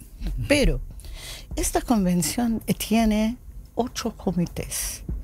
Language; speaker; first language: Spanish; non-native, learner; Arabic